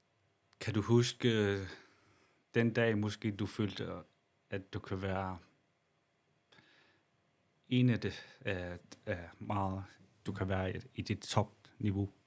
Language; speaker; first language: Danish; non-native, local second language; Kalaallisut